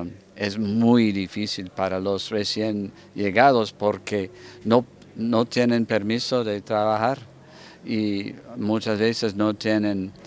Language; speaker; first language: Spanish; non-native, fluent; English